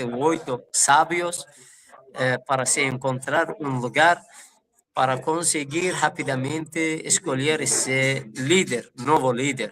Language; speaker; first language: Portuguese; non-native, fluent; Persian